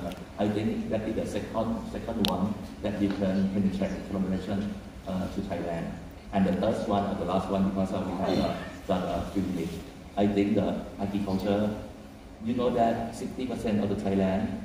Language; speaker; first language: English; non-native, fluent; Thai